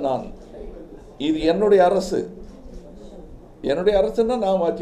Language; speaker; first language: Tamil; native; Tamil